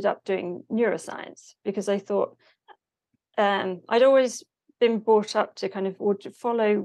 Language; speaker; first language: English; native; English